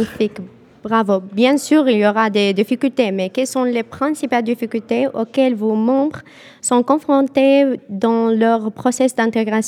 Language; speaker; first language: French; non-native, fluent; Arabic